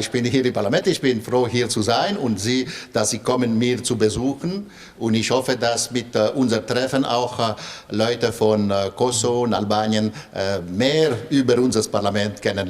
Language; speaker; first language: German; non-native, local second language; French